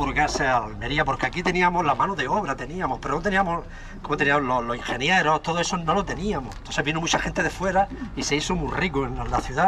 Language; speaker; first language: Spanish; native; Spanish